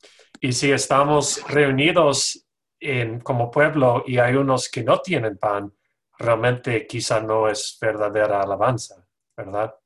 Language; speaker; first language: Spanish; non-native, learner; English